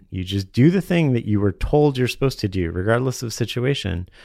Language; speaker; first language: English; native; English